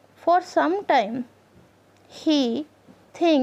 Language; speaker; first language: English; non-native, local second language; Punjabi